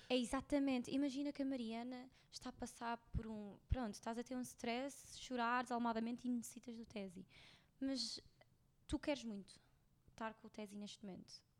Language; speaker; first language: Portuguese; native; Portuguese